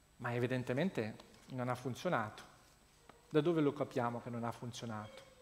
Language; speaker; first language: Italian; non-native, fluent; Russian